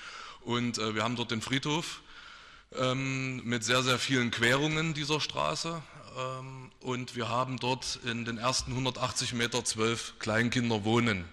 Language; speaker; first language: German; native; German